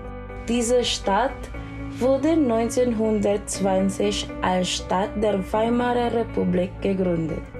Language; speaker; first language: German; non-native, learner; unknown